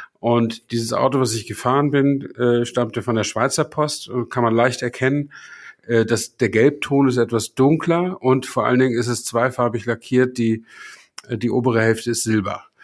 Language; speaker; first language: German; native; German